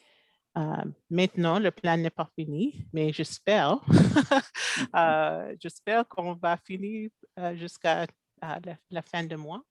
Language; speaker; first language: French; non-native, local second language; English